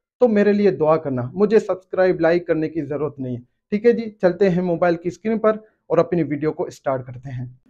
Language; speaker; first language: Urdu; non-native, local second language; Sindhi